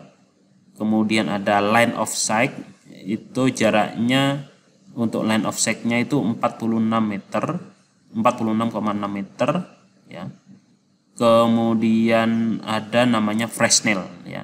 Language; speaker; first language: Indonesian; native; Indonesian